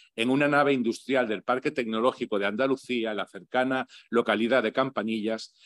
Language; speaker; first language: Spanish; native; Spanish